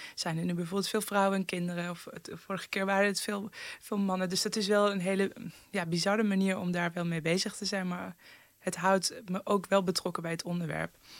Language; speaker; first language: Dutch; early bilingual, other home language; Persian